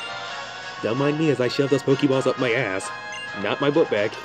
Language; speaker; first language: English; native; English